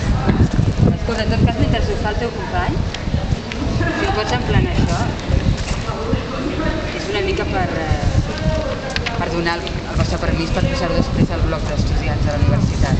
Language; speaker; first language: Catalan; native; Catalan